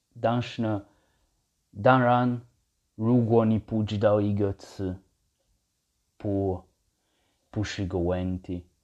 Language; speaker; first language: Chinese; non-native, learner; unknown